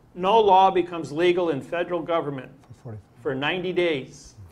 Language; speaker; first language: English; native; English